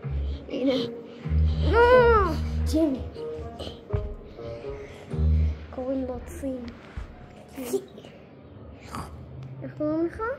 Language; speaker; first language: Hebrew; native; Hebrew